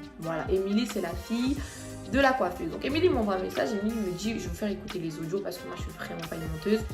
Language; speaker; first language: French; native; French